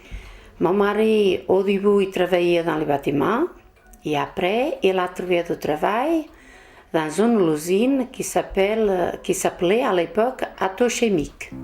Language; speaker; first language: French; non-native, fluent; Portuguese